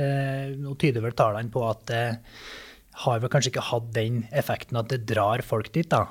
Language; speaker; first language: Norwegian; native; Norwegian